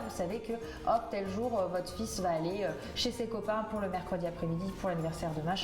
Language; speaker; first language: French; native; French